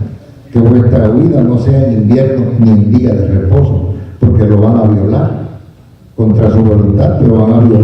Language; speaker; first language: Spanish; native; Spanish